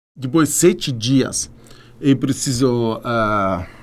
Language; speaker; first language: Portuguese; non-native, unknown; Arabic